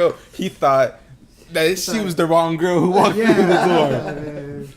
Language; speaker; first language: English; native; English